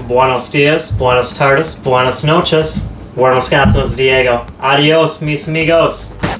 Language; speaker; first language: Spanish; non-native, learner; English